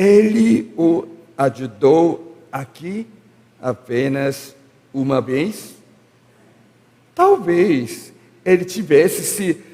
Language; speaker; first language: Portuguese; non-native, learner; Korean